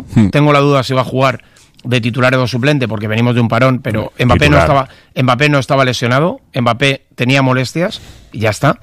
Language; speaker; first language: Spanish; native; Spanish